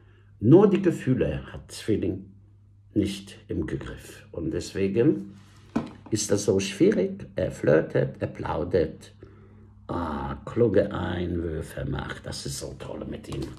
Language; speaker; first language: German; non-native, fluent; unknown